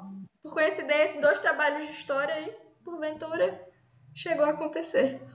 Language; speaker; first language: Portuguese; native; Portuguese